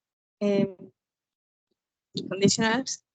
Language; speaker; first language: English; non-native, learner; Spanish